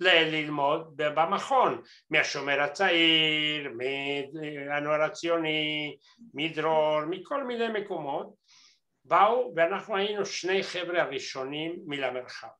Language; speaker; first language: Hebrew; non-native, fluent; Spanish